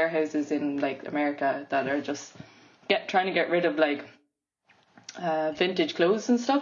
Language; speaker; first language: English; native; English